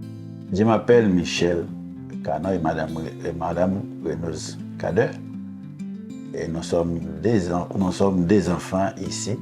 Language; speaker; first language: French; non-native, learner; Haitian Creole